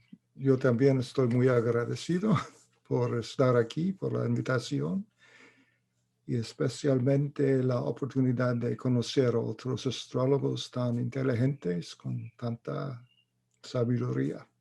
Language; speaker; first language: Spanish; non-native, fluent; English